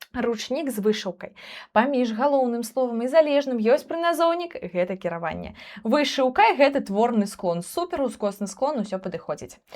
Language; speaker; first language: Belarusian; non-native, local second language; Russian